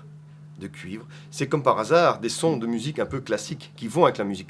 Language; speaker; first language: French; native; French